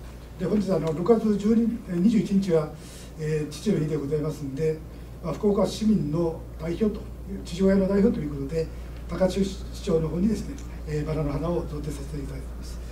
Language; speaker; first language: Japanese; native; Japanese